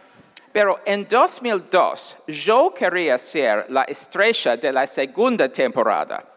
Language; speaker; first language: Spanish; non-native, fluent; English